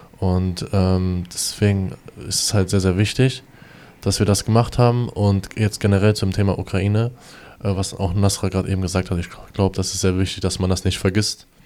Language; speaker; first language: German; native; German